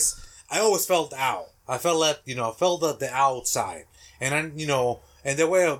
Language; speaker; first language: English; non-native, fluent; Spanish